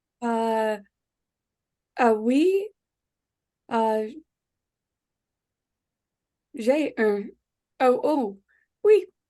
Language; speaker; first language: French; non-native, learner; English